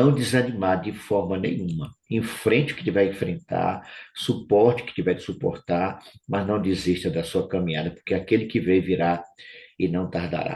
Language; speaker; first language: Portuguese; native; Portuguese